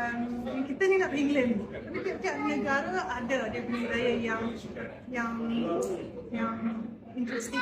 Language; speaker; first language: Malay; early bilingual, other home language; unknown